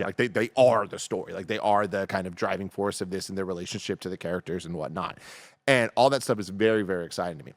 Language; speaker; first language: English; native; English